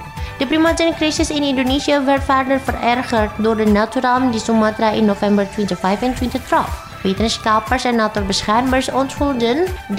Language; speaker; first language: Dutch; non-native, fluent; Indonesian